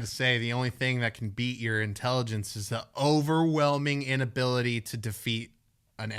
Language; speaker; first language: English; native; English